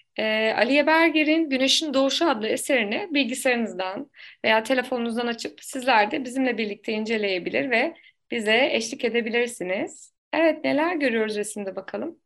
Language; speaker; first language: Turkish; native; Turkish